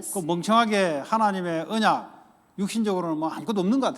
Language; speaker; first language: Korean; native; Korean